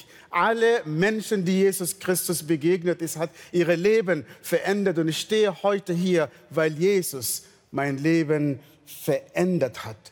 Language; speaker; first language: German; non-native, fluent; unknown